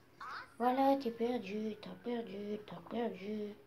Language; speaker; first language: French; native; French